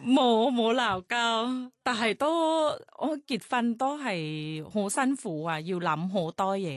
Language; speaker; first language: Cantonese; non-native, fluent; Thai